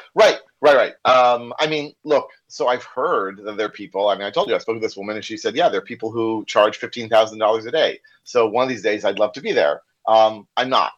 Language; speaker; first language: English; native; English